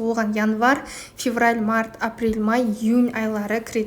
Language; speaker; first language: Russian; non-native, local second language; Kazakh